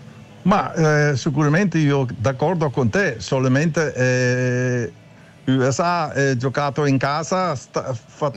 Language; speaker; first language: Italian; non-native, learner; Dutch